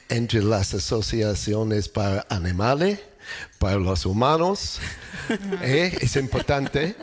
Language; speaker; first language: Spanish; non-native, learner; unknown